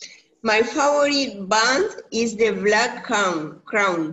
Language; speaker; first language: English; non-native, learner; Spanish